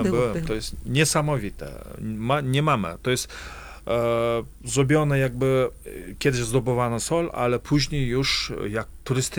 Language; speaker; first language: Polish; non-native, fluent; Kazakh